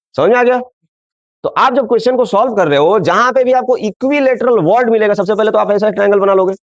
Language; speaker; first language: Hindi; non-native, local second language; Bangla